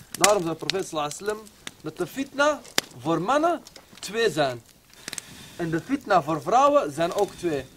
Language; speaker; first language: Dutch; early bilingual, other home language; Arabic